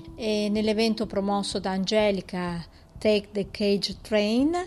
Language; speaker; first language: Italian; native; Italian